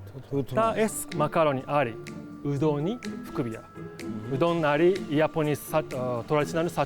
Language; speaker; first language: Georgian; non-native, learner; Japanese